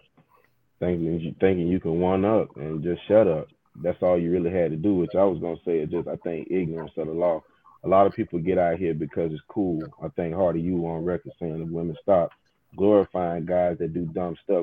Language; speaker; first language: English; native; English